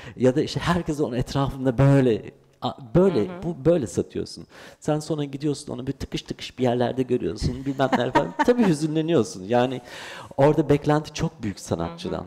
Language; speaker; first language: Turkish; early bilingual, heritage; Turkish